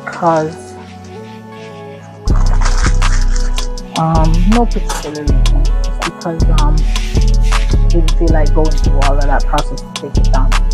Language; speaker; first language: English; native; English